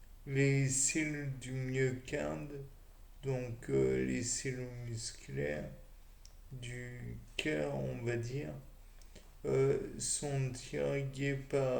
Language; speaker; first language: French; native; French